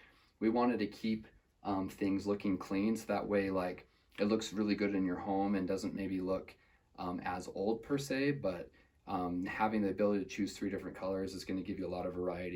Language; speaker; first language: English; native; English